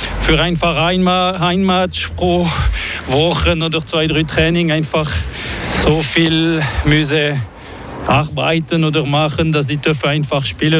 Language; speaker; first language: German; non-native, learner; French